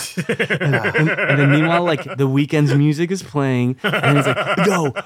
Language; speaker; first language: English; early bilingual, other home language; French